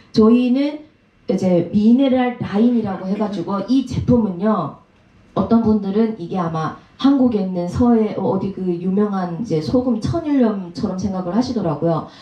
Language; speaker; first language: Korean; native; Korean